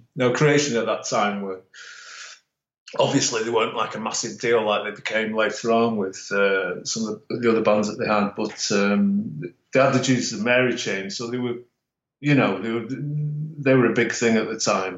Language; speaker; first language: English; native; English